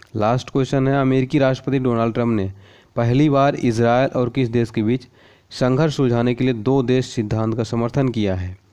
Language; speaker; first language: Hindi; native; Hindi